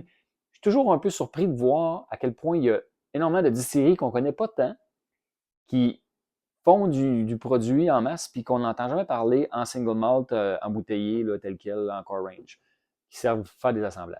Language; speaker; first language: French; native; French